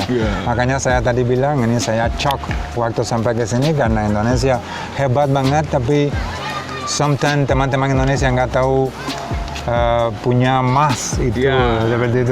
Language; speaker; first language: Indonesian; non-native, fluent; Spanish